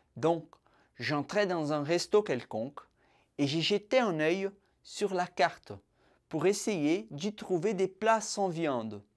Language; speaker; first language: French; non-native, fluent; Portuguese